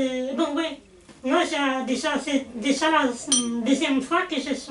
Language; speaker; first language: French; non-native, fluent; Italian